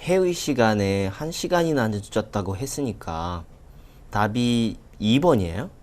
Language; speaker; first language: Korean; non-native, fluent; Russian